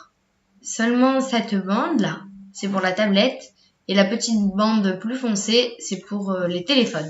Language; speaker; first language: French; native; French